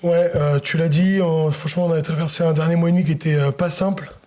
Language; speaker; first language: French; native; French